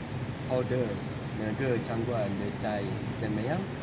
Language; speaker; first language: Chinese; non-native, learner; Malay